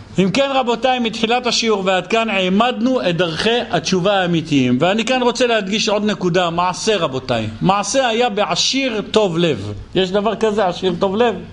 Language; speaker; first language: Hebrew; native; Hebrew